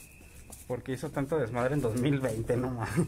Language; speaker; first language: Spanish; native; Spanish